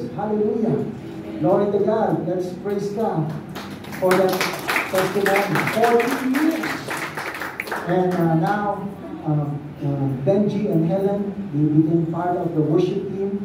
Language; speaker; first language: English; non-native, local second language; Filipino